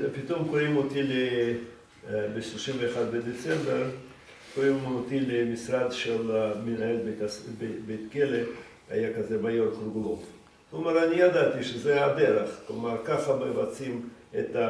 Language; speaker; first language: Hebrew; non-native, fluent; Russian